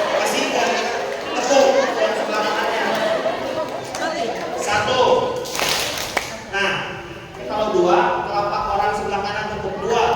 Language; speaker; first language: Indonesian; non-native, local second language; Sundanese